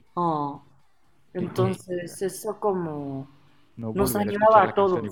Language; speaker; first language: Spanish; non-native, fluent; Japanese